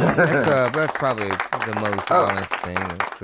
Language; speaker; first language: English; native; English